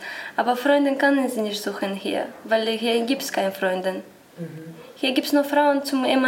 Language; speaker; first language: German; non-native, learner; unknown